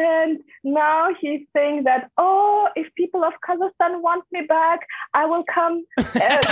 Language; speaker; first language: English; non-native, fluent; Kazakh